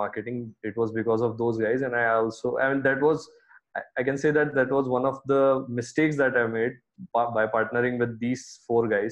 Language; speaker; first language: English; non-native, local second language; Hindi